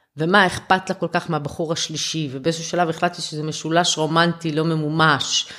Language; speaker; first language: Hebrew; early bilingual, other home language; German